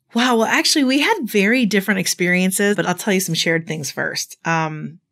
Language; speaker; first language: English; native; English